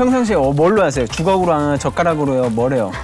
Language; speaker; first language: Korean; native; Korean